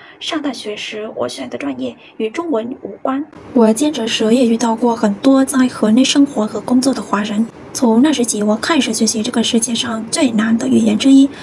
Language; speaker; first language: Chinese; non-native, fluent; Vietnamese